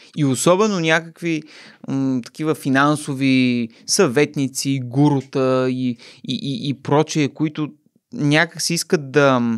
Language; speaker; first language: Bulgarian; native; Bulgarian